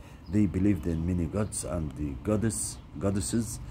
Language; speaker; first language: English; non-native, fluent; Arabic